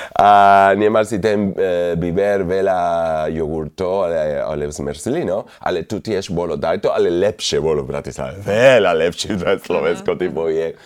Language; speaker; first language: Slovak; non-native, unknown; Spanish